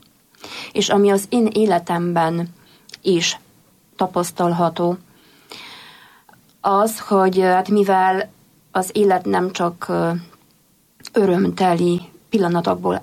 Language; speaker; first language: Hungarian; non-native, fluent; Polish